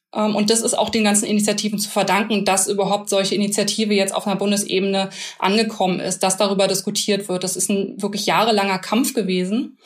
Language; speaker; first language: German; native; German